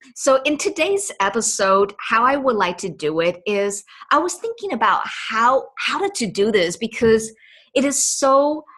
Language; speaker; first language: English; non-native, fluent; Chinese